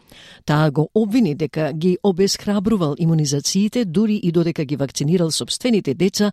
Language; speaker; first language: Macedonian; native; Macedonian